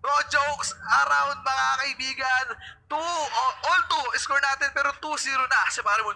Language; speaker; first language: Filipino; native; Filipino